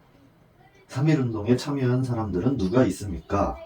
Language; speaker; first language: Korean; native; Korean